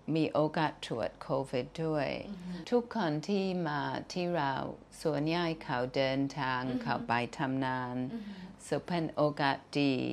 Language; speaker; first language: Thai; non-native, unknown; English